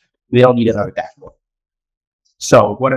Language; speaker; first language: English; native; English